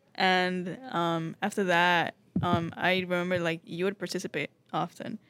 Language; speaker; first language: English; early bilingual, other home language; Spanish